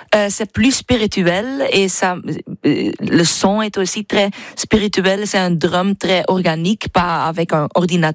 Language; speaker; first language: French; non-native, learner; English